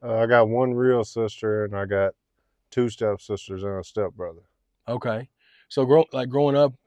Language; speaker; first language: English; native; English